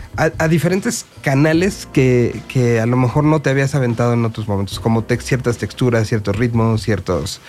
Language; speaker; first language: Spanish; native; Spanish